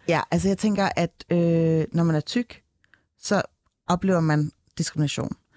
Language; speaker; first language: Danish; early bilingual, other home language; Turkish